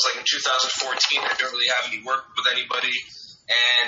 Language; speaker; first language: English; non-native, fluent; French